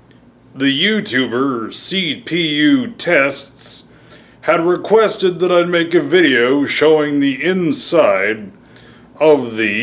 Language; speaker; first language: English; native; English